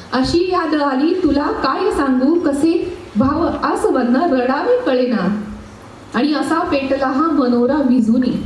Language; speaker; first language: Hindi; non-native, local second language; Marathi